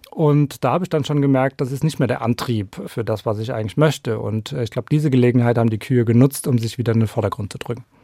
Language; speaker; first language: German; early bilingual, other home language; Norwegian